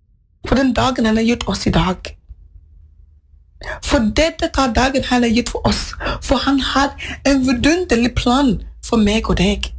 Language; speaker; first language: Norwegian; non-native, fluent; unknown